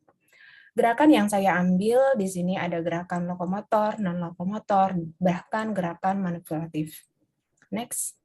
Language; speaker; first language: Indonesian; native; Indonesian